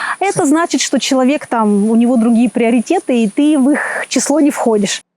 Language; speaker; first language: Russian; native; Russian